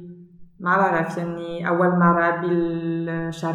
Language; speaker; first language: Arabic; non-native, learner; German